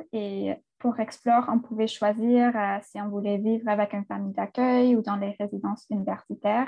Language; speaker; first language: French; non-native, fluent; English